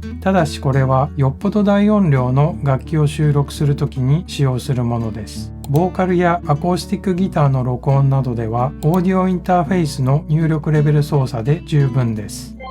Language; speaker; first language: Japanese; native; Japanese